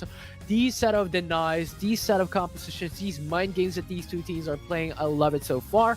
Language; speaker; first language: English; non-native, local second language; Filipino